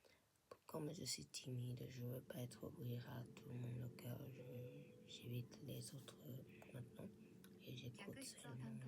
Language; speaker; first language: French; non-native, fluent; Japanese